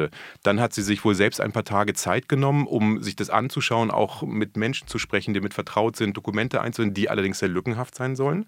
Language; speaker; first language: German; native; German